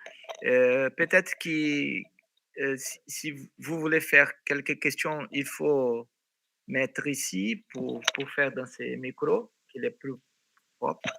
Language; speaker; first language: French; non-native, fluent; Portuguese